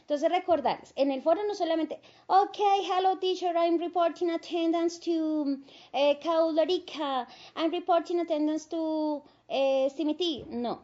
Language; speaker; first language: English; non-native, fluent; Spanish